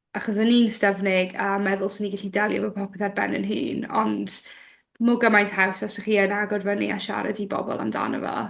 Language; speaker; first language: Welsh; native; Welsh